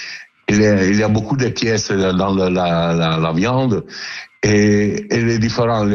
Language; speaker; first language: French; non-native, learner; Italian